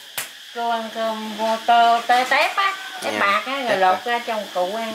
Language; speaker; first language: Vietnamese; native; Vietnamese